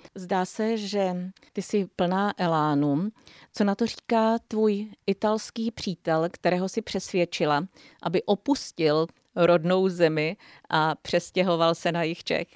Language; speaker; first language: Czech; native; Czech